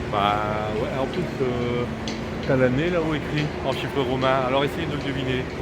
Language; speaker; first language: French; native; French